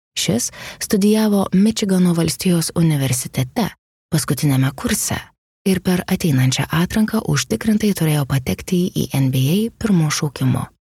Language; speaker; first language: Lithuanian; native; Lithuanian